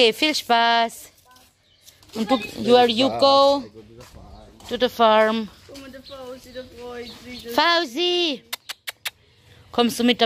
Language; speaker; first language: German; native; German